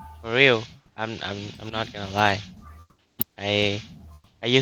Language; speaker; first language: English; non-native, learner; Vietnamese